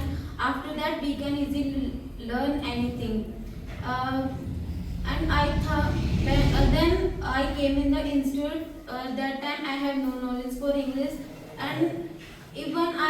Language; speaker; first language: English; non-native, learner; Hindi